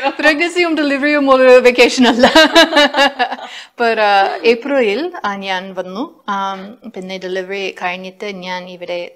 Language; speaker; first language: Malayalam; non-native, fluent; English